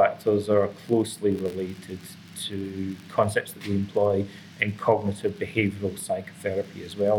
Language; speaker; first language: English; native; English